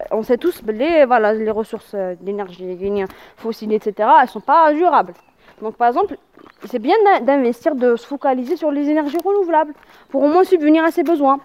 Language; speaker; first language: French; non-native, local second language; Arabic